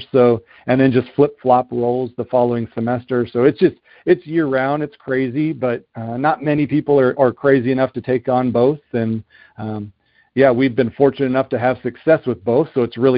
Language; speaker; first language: English; native; English